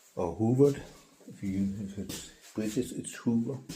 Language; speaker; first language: English; non-native, fluent; Danish